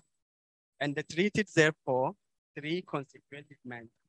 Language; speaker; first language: English; non-native, fluent; Oromo